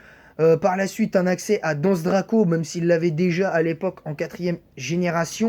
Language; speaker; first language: French; native; French